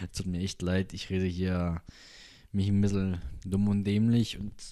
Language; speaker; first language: German; native; German